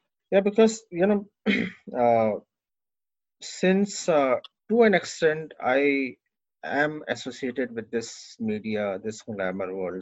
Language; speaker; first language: English; non-native, local second language; Hindi